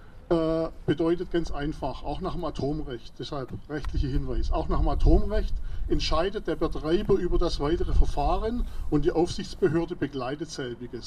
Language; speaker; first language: German; native; German